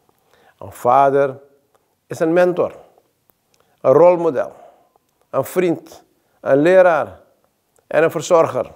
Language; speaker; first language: Dutch; native; Dutch